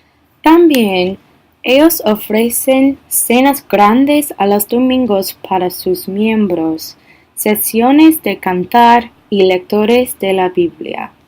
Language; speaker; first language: Spanish; non-native, learner; English